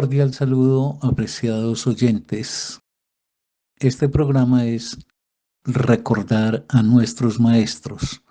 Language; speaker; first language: Spanish; native; Spanish